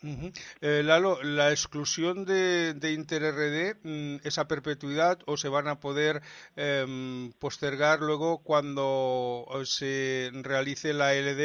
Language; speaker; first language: Spanish; native; Spanish